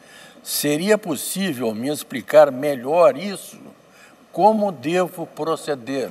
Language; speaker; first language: Portuguese; native; Portuguese